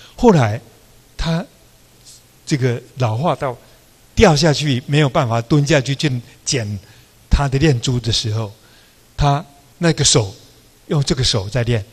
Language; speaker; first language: Chinese; non-native, local second language; Min Nan Chinese